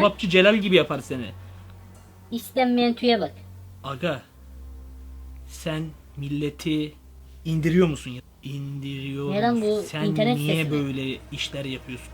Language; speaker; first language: Turkish; native; Turkish